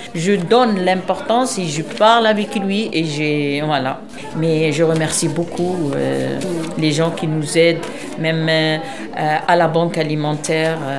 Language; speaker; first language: French; non-native, local second language; Arabic